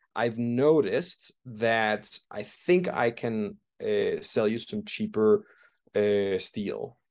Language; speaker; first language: English; non-native, fluent; Danish